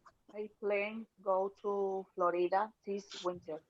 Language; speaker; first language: English; non-native, learner; Spanish